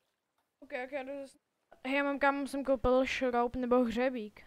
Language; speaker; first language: Czech; native; Czech